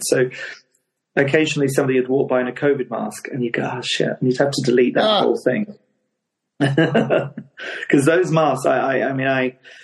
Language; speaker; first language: English; native; English